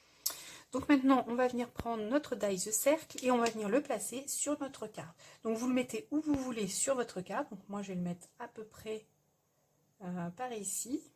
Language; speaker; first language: French; native; French